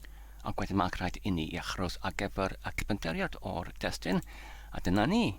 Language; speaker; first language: Welsh; non-native, fluent; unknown